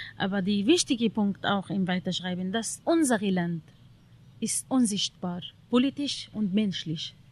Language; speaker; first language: German; non-native, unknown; Arabic